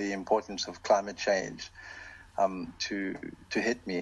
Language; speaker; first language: English; non-native, local second language; Xhosa